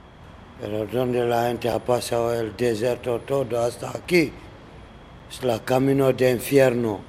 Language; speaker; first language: Spanish; non-native, learner; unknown